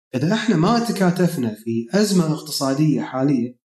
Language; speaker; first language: Arabic; native; Arabic